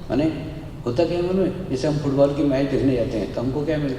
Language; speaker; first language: Hindi; native; Hindi